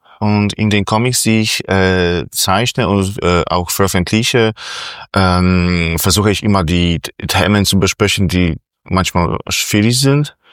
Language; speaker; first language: German; non-native, fluent; Polish